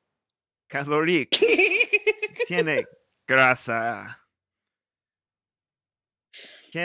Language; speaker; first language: Spanish; non-native, learner; English